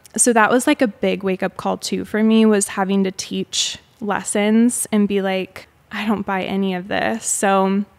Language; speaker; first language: English; native; English